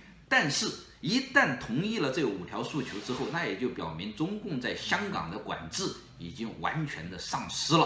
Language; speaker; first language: Chinese; native; Chinese